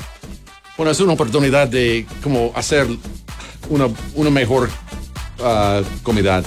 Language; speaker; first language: Spanish; non-native, learner; English